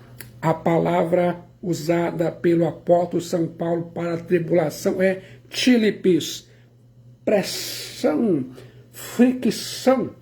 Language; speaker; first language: Portuguese; native; Portuguese